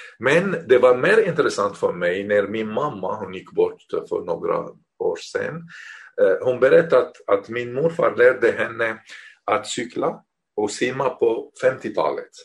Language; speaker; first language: Swedish; non-native, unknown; Arabic